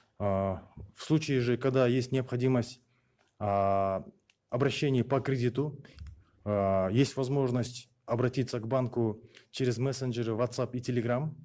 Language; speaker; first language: Russian; non-native, local second language; Kyrgyz